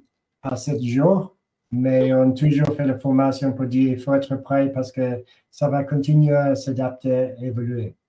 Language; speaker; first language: French; non-native, learner; English